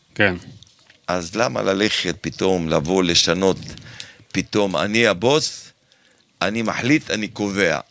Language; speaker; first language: Hebrew; native; Hebrew